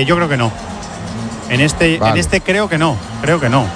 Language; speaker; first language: Spanish; native; Spanish